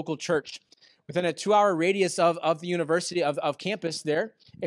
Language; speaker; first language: English; native; English